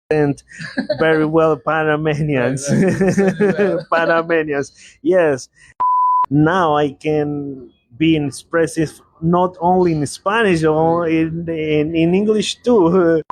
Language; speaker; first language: English; non-native, learner; Spanish